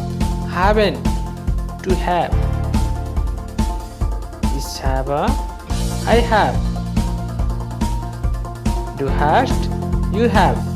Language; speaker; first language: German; non-native, learner; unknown